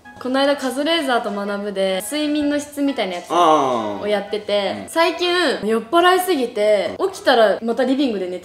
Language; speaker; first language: Japanese; native; Japanese